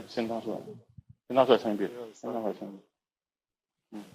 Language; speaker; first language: Chinese; native; Chinese